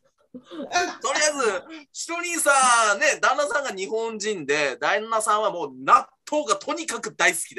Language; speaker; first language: Japanese; native; Japanese